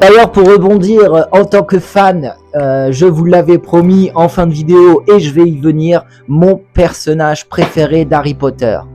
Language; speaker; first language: French; native; French